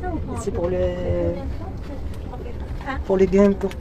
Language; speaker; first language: French; non-native, local second language; Arabic